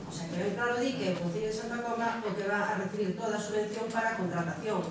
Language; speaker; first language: Spanish; non-native, local second language; Galician